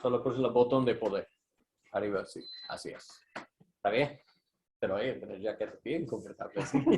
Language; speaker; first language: Spanish; non-native, learner; English